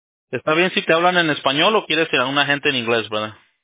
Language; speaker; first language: Spanish; early bilingual, heritage; Spanish